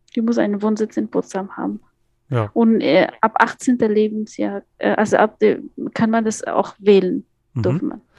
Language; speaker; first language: German; non-native, fluent; Persian